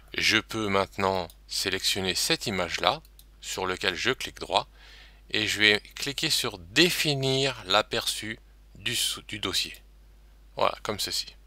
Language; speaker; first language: French; native; French